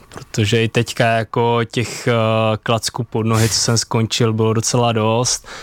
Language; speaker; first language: Czech; native; Czech